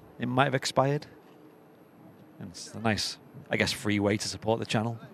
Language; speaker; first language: English; native; English